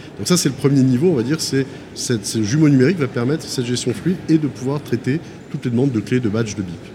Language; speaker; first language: French; native; French